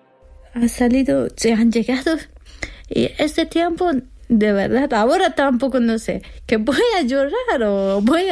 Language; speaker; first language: Spanish; non-native, learner; Persian